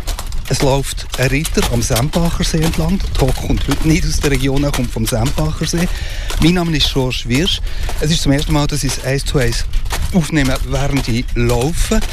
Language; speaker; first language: German; native; German